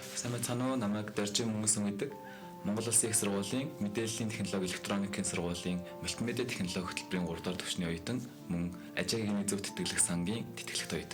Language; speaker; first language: Mongolian; native; Mongolian